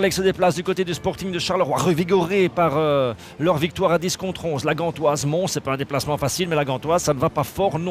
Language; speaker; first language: French; native; French